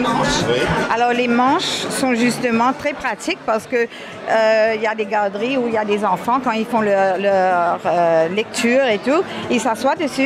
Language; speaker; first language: French; non-native, local second language; Morisyen